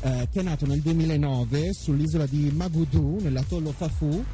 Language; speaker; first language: Italian; native; Italian